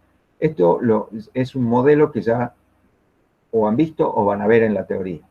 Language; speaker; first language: Spanish; native; Spanish